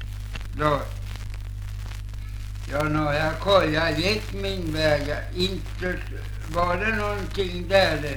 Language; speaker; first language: Swedish; native; Swedish